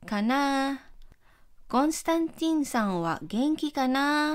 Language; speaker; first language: Japanese; non-native, fluent; Filipino